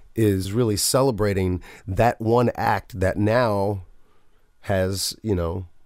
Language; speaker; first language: English; native; English